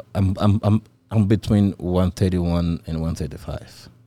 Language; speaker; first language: English; non-native, local second language; Igbo